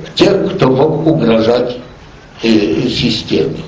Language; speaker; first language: Russian; non-native, fluent; Polish